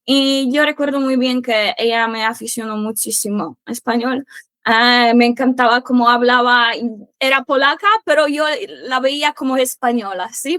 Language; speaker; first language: Spanish; non-native, fluent; Polish